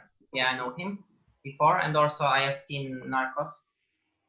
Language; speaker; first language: English; non-native, learner; Polish